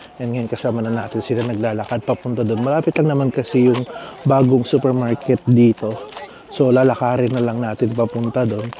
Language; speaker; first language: Filipino; native; Filipino